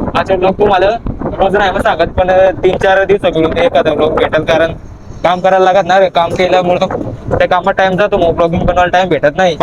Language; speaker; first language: Marathi; non-native, local second language; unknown